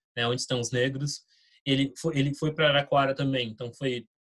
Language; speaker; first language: Portuguese; native; Portuguese